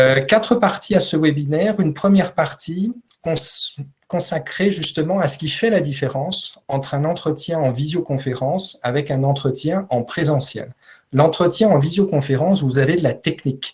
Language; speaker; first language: French; native; French